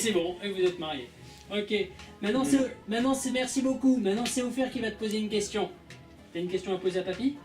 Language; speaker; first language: French; native; French